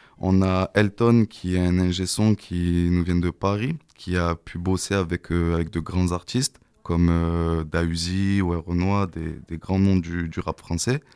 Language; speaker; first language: French; native; French